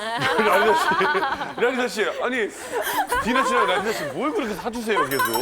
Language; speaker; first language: Korean; native; Korean